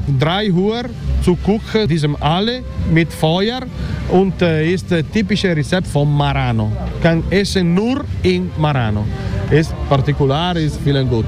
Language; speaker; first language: German; non-native, learner; Italian